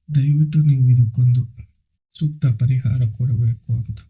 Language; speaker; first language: Kannada; non-native, local second language; Telugu